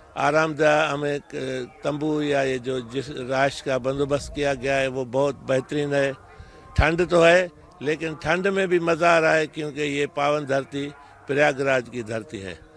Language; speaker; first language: Urdu; non-native, local second language; Sindhi